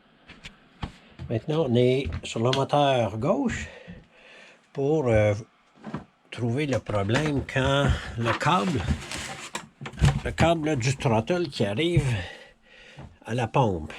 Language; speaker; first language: French; native; French